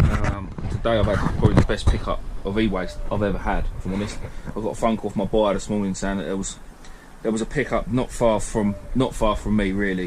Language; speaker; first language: English; native; English